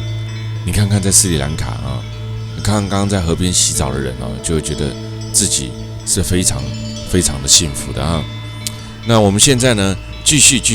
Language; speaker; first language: Chinese; native; Chinese